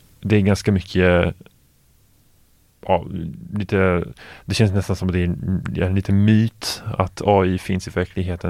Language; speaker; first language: Swedish; non-native, fluent; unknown